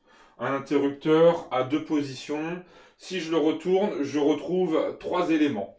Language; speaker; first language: French; native; French